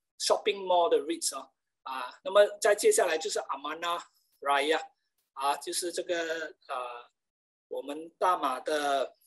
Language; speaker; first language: Chinese; native; Chinese